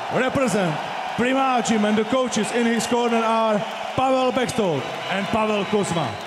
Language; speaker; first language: English; non-native, fluent; Czech